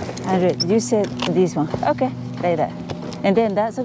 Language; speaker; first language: English; non-native, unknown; Spanish